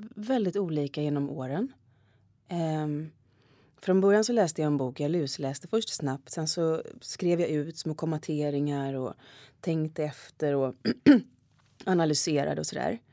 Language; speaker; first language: Swedish; native; Swedish